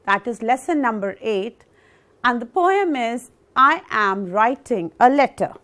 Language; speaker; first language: English; non-native, local second language; Punjabi